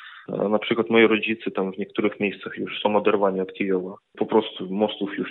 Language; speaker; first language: Polish; non-native, fluent; Ukrainian